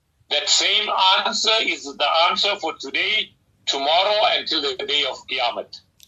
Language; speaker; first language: English; native; English